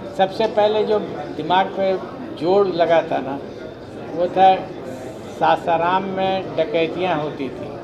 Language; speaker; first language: Hindi; native; Hindi